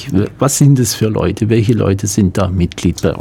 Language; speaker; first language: German; native; German